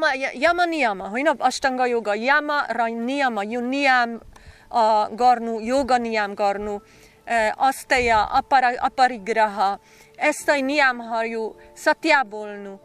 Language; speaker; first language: Nepali; non-native, learner; Slovak